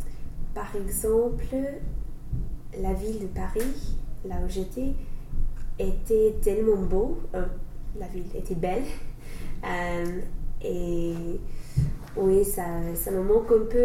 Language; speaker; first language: French; non-native, learner; English